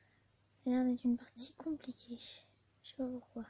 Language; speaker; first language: French; native; French